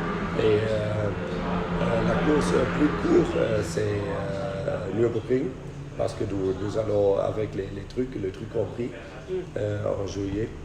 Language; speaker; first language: French; non-native, fluent; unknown